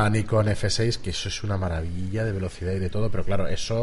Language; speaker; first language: Spanish; native; Spanish